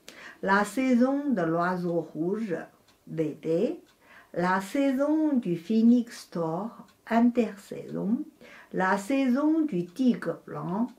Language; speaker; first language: French; non-native, fluent; Chinese